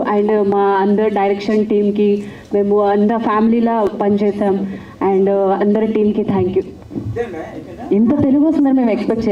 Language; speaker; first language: Telugu; non-native, learner; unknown